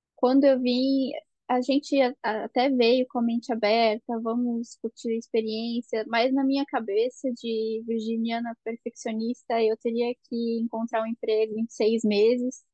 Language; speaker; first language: Portuguese; native; Portuguese